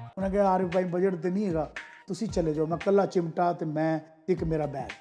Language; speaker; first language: Urdu; non-native, local second language; Punjabi